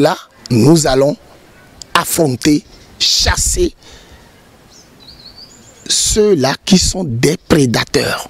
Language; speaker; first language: French; non-native, local second language; Fon